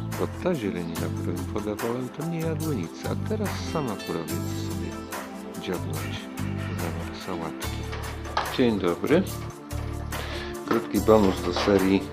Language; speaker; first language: Polish; native; Polish